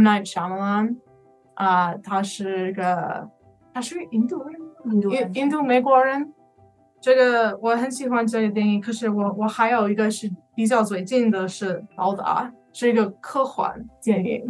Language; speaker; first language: Chinese; non-native, learner; English